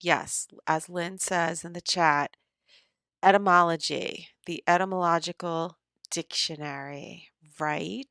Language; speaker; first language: English; native; English